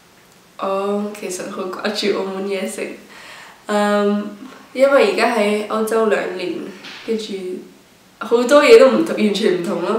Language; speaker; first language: Cantonese; non-native, local second language; English